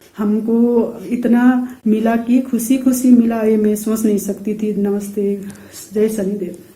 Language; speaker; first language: Hindi; non-native, local second language; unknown